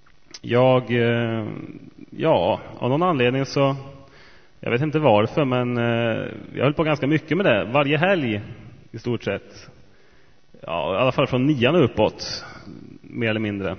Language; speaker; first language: Swedish; native; Swedish